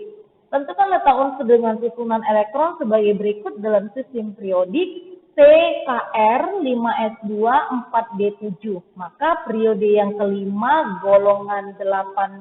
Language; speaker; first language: Indonesian; native; Indonesian